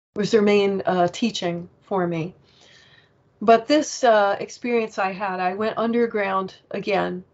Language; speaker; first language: English; native; English